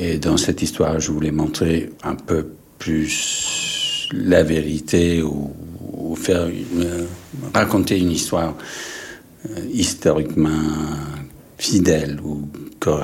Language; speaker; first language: French; non-native, fluent; English